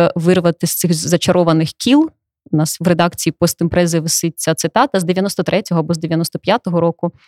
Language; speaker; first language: Ukrainian; native; Ukrainian